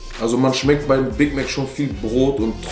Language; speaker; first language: German; native; German